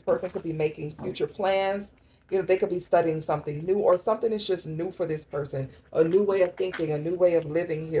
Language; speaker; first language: English; native; English